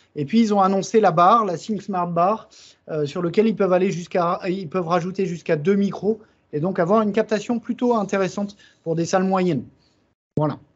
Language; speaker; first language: French; native; French